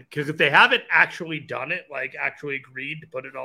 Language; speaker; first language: English; native; English